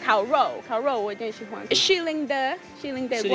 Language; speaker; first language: Chinese; non-native, learner; Spanish